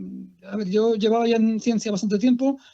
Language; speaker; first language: Spanish; native; Spanish